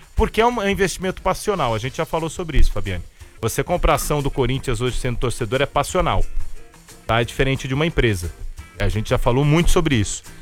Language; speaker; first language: Portuguese; native; Portuguese